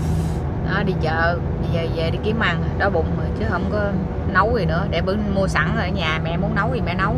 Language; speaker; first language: Vietnamese; native; Vietnamese